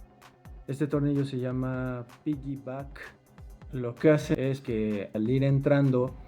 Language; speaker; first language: Spanish; native; Spanish